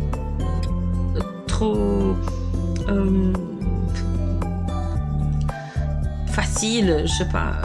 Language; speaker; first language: French; non-native, fluent; Portuguese